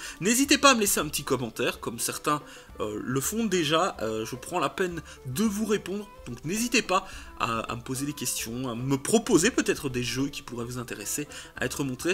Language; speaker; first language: French; native; French